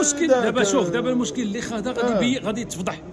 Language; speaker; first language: Arabic; native; Arabic